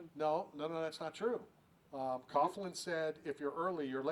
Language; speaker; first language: English; native; English